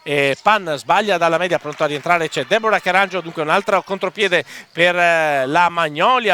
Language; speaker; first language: Italian; native; Italian